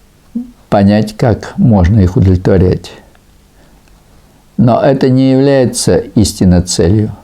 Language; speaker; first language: Russian; native; Russian